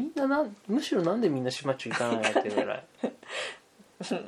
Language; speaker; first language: Japanese; native; Japanese